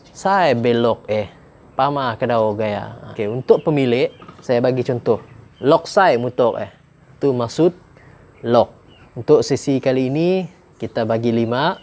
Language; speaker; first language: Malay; non-native, local second language; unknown